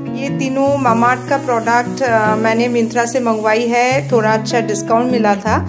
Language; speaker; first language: Hindi; non-native, local second language; Bangla